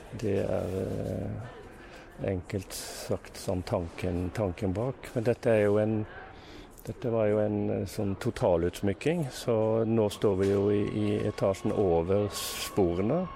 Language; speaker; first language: Norwegian; native; Norwegian